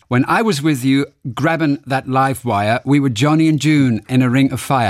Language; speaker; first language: English; non-native, fluent; German